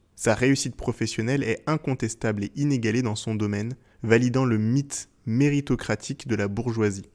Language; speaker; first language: French; native; French